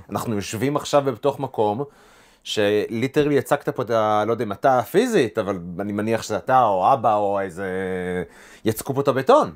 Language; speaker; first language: Hebrew; native; Hebrew